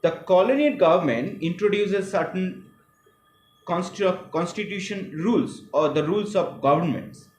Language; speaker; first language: English; non-native, local second language; Bangla